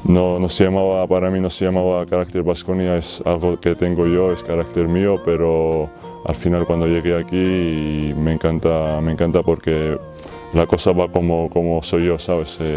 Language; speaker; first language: Spanish; non-native, fluent; Georgian